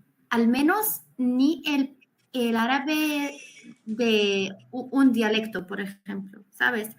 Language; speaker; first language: Spanish; non-native, fluent; Arabic